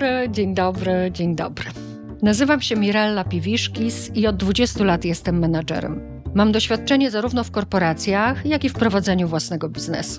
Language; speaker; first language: Polish; native; Polish